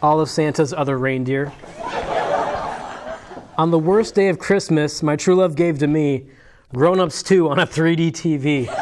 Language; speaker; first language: English; native; English